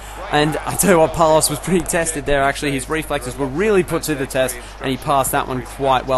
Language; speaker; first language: English; native; English